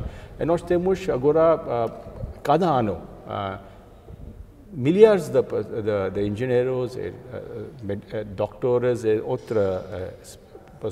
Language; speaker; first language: Portuguese; non-native, fluent; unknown